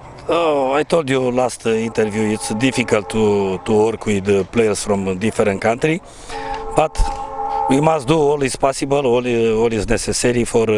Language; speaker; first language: English; non-native, learner; Romanian